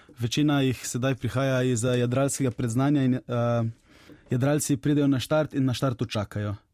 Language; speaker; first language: Slovenian; native; Slovenian